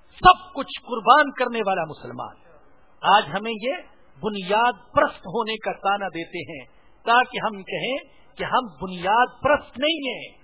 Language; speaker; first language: Urdu; native; Urdu